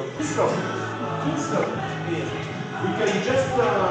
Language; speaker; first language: English; non-native, learner; French